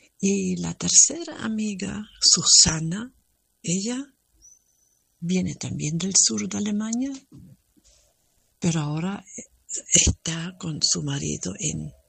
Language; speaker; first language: Spanish; non-native, learner; German